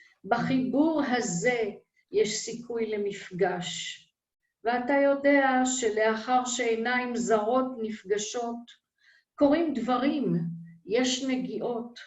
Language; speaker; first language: Hebrew; native; Hebrew